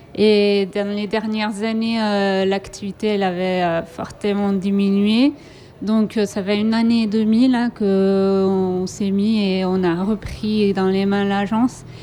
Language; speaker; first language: French; non-native, local second language; Italian